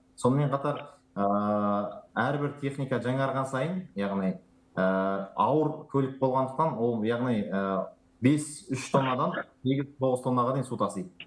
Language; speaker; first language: Kazakh; native; Kazakh